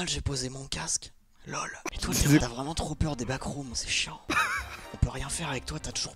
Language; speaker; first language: French; native; French